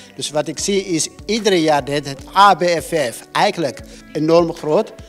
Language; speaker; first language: Dutch; non-native, fluent; Amharic